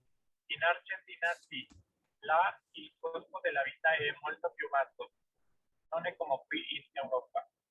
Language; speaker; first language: Italian; non-native, learner; Spanish